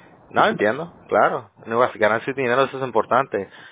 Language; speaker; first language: Spanish; native; Spanish